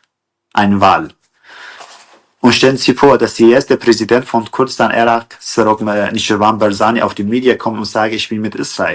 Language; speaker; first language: German; non-native, fluent; Kurdish